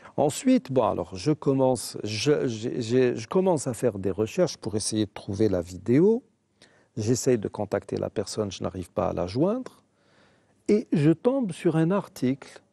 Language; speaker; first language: French; non-native, local second language; Arabic